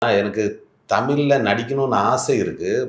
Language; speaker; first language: Tamil; non-native, learner; Malayalam